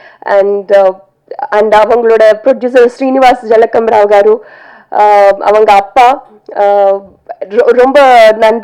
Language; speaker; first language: Tamil; non-native, learner; Telugu